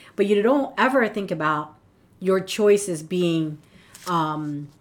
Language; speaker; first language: English; non-native, local second language; Filipino